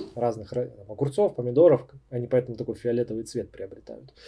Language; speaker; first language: Russian; native; Russian